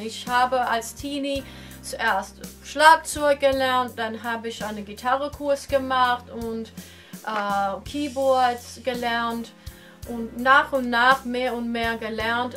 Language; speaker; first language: German; non-native, fluent; English